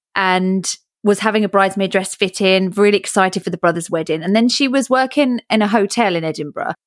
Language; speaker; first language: English; native; English